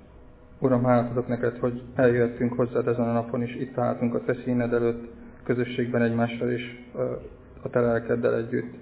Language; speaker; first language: Hungarian; native; Hungarian